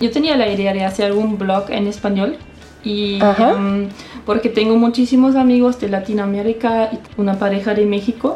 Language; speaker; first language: Spanish; non-native, fluent; German